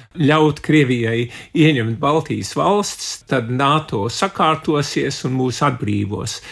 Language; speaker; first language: Latvian; early bilingual, heritage; Latvian